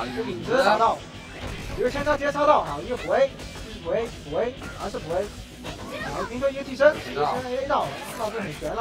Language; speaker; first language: Chinese; native; Chinese